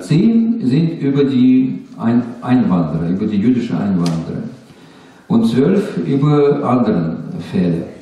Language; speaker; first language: German; non-native, learner; Russian